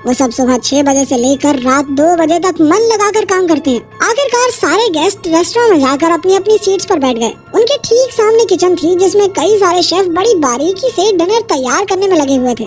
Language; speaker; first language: Hindi; native; Hindi